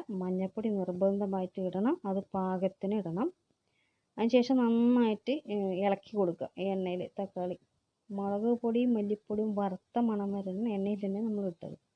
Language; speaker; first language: Malayalam; native; Malayalam